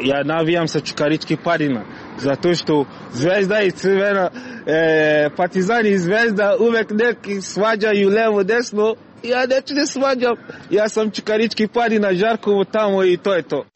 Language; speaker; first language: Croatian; non-native, learner; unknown